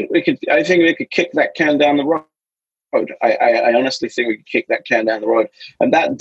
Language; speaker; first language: English; native; English